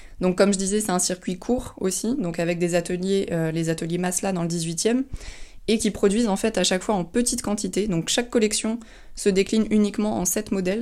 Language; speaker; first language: French; native; French